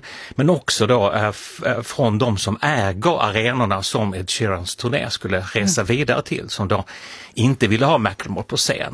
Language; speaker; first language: Swedish; native; Swedish